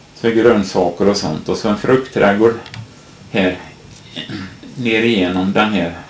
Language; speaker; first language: Swedish; native; Swedish